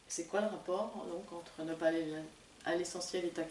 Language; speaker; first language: French; native; French